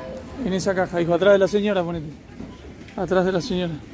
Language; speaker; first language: Spanish; native; Spanish